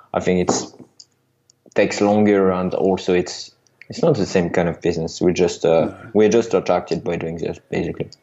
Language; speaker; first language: English; non-native, fluent; French